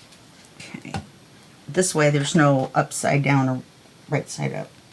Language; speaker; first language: English; native; English